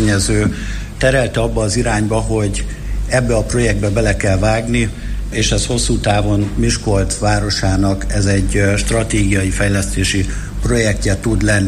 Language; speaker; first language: Hungarian; native; Hungarian